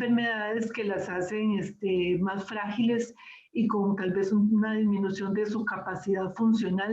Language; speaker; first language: Spanish; native; Spanish